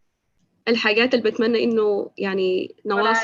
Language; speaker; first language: Arabic; native; Arabic